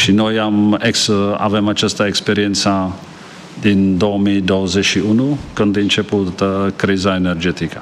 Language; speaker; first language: Romanian; non-native, fluent; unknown